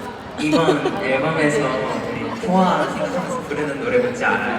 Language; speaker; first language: Korean; non-native, fluent; Filipino